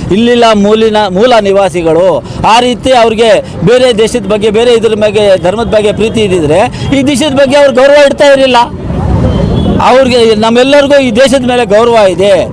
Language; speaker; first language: Kannada; non-native, local second language; Urdu